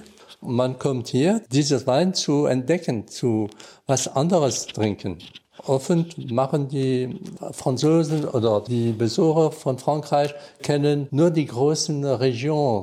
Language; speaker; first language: German; non-native, learner; French